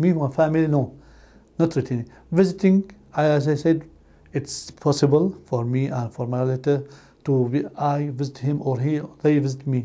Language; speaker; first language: English; non-native, learner; Arabic